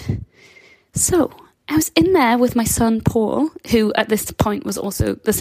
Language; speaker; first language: English; native; English